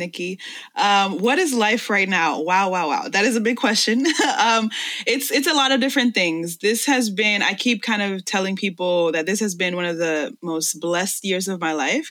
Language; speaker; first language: English; early bilingual, other home language; Spanish